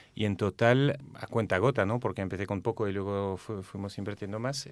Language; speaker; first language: Spanish; non-native, fluent; French